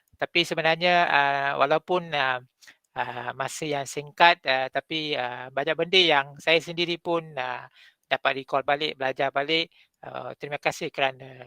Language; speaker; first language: Malay; non-native, local second language; Tamil